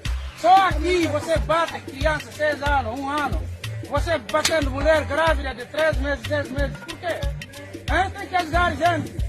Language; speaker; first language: Portuguese; non-native, fluent; Haitian Creole